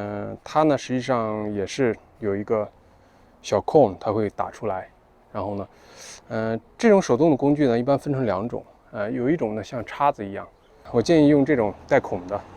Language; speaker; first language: Chinese; native; Chinese